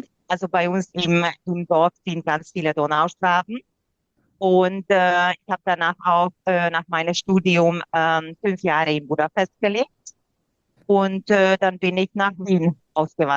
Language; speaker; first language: German; non-native, fluent; Hungarian